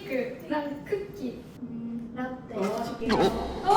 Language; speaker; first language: Korean; non-native, learner; Japanese